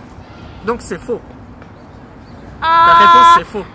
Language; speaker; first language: French; non-native, fluent; Japanese